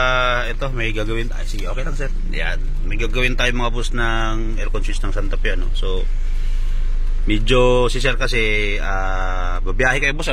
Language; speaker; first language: Filipino; native; Filipino